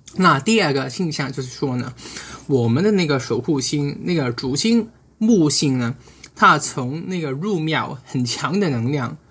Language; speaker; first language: Chinese; non-native, local second language; Cantonese